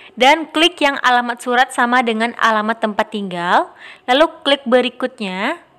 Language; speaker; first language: Indonesian; non-native, local second language; Minangkabau